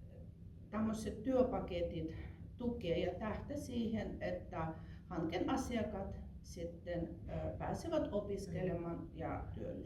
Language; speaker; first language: Finnish; non-native, fluent; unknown